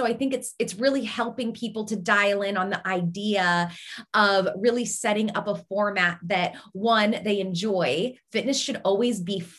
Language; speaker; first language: English; native; English